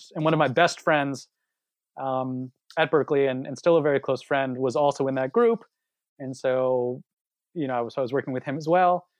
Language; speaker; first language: English; native; English